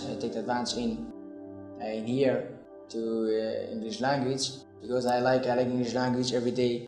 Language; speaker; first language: English; non-native, learner; Central Kurdish